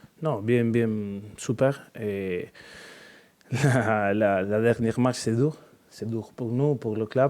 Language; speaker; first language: French; non-native, learner; Spanish